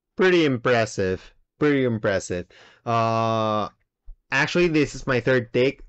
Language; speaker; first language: English; non-native, local second language; Filipino